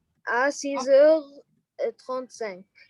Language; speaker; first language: French; non-native, learner; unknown